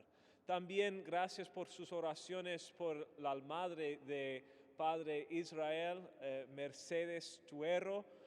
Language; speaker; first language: Spanish; non-native, fluent; English